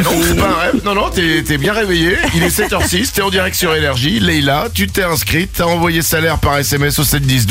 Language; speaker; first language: French; native; French